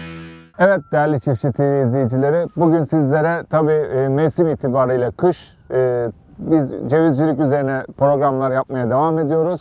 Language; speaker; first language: Turkish; native; Turkish